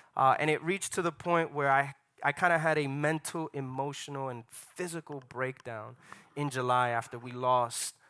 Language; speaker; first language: English; native; English